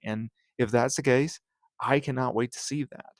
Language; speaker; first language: English; native; English